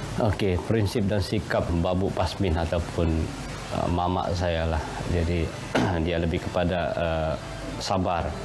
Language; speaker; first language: Malay; non-native, local second language; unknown